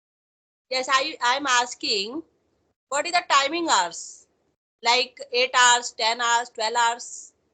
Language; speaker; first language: English; non-native, local second language; Hindi